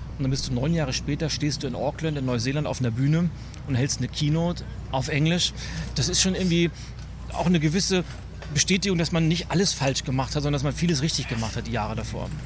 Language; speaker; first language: German; native; German